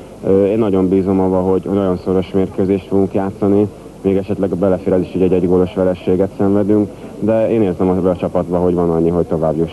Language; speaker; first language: Hungarian; native; Hungarian